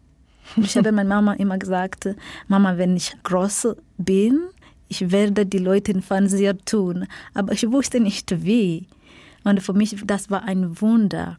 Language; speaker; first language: German; non-native, learner; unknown